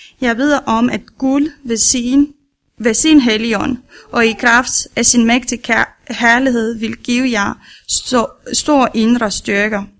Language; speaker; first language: Danish; non-native, learner; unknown